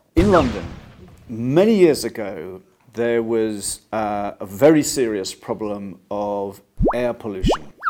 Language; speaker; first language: English; native; English